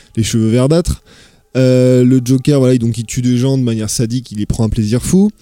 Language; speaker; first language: French; native; French